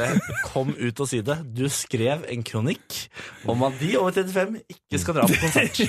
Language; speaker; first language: Norwegian; native; Norwegian